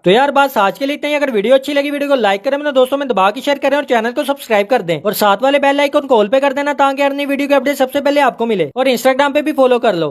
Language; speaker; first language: Urdu; non-native, local second language; Punjabi